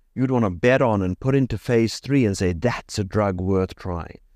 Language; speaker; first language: English; native; English